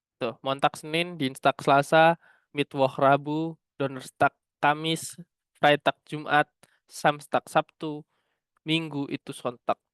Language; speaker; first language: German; non-native, learner; Indonesian